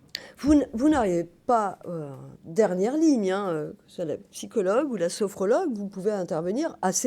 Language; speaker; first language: French; native; French